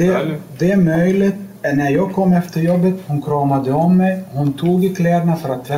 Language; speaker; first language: Swedish; non-native, learner; Lithuanian